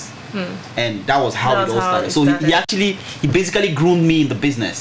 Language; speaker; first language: English; non-native, local second language; Igbo